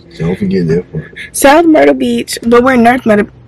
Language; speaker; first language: English; native; English